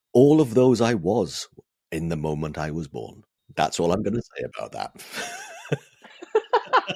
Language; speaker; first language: English; non-native, local second language; Welsh